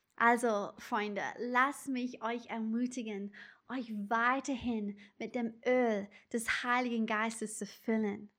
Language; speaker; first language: German; non-native, fluent; English